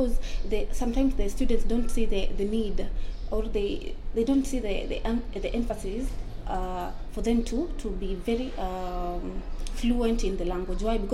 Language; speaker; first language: English; non-native, local second language; Swahili